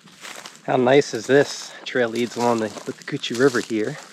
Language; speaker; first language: English; native; English